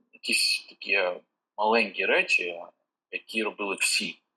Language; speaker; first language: Ukrainian; native; Ukrainian